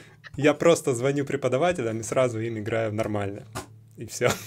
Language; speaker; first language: Russian; native; Russian